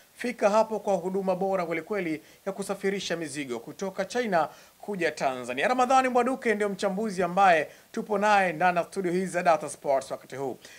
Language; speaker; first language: Swahili; native; Swahili